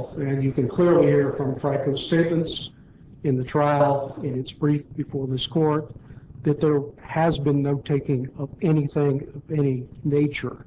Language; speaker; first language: English; native; English